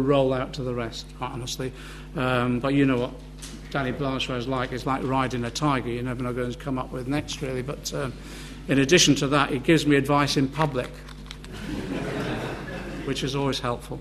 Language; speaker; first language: English; native; English